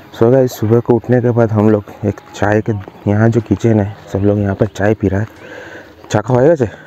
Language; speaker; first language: Hindi; non-native, local second language; Bangla